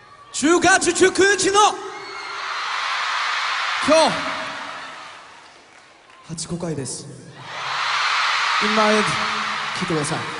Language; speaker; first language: Japanese; non-native, learner; Korean